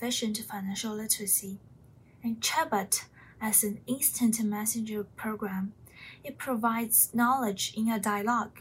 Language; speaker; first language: English; non-native, fluent; Chinese